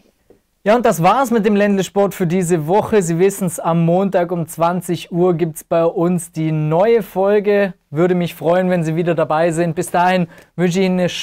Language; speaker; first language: German; native; German